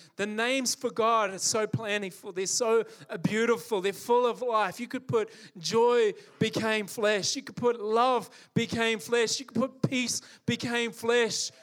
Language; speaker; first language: English; native; English